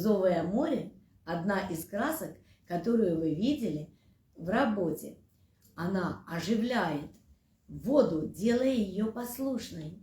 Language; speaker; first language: Russian; native; Russian